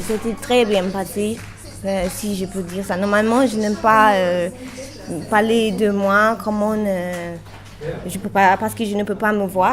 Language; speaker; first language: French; non-native, learner; English